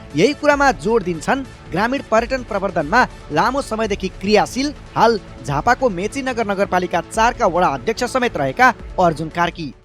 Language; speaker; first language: Nepali; native; Nepali